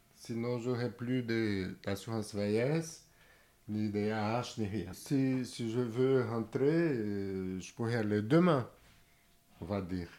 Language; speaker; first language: French; non-native, fluent; Portuguese